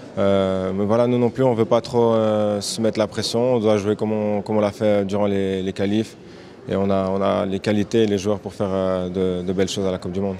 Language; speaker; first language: French; native; French